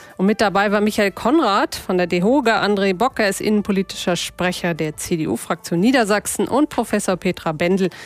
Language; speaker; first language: German; native; German